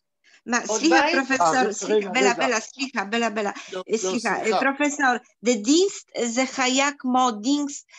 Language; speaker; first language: Hebrew; non-native, learner; Polish